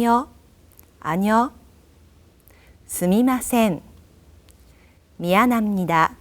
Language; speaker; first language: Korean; non-native, fluent; Japanese